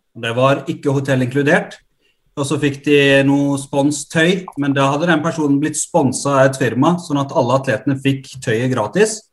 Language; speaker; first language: Norwegian; native; Norwegian